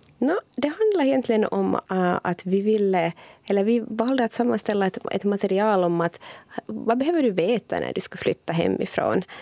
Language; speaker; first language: Swedish; native; Swedish